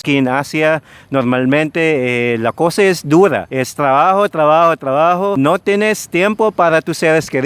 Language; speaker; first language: Spanish; non-native, fluent; Filipino